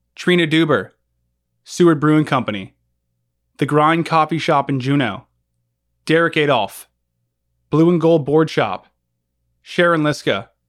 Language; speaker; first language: English; native; English